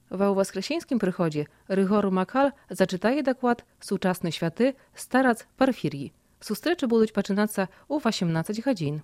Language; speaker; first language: Belarusian; native; Belarusian